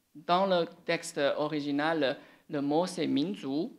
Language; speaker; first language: French; non-native, fluent; Chinese